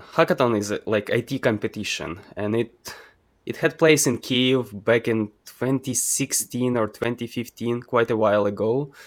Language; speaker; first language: English; non-native, fluent; Ukrainian